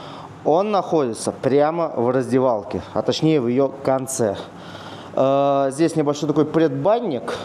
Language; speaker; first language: Russian; native; Russian